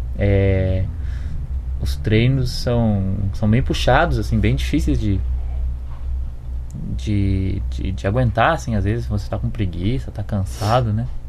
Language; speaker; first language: Portuguese; native; Portuguese